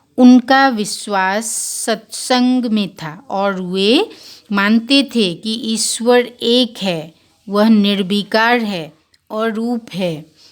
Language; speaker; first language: Hindi; non-native, local second language; Assamese